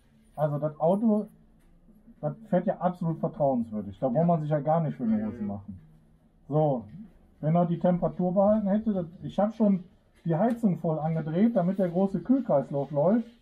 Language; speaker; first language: German; native; German